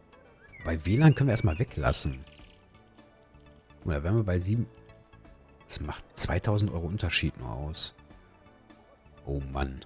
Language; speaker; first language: German; native; German